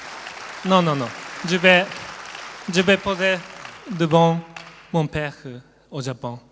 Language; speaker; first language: French; non-native, learner; Japanese